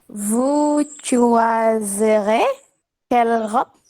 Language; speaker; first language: French; non-native, learner; Indonesian